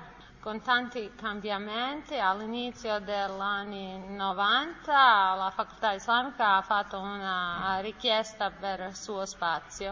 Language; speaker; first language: Italian; non-native, learner; Bosnian